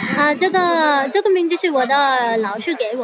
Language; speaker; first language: Chinese; non-native, learner; Nepali